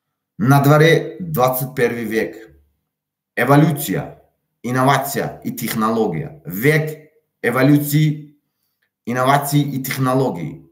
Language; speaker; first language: Russian; non-native, local second language; Tajik